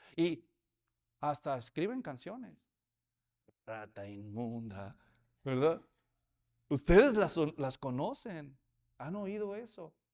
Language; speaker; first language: Spanish; native; Spanish